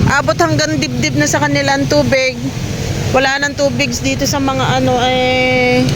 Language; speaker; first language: Filipino; native; Filipino